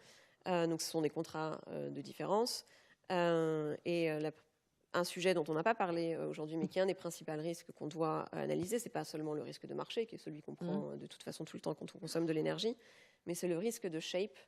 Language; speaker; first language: French; native; French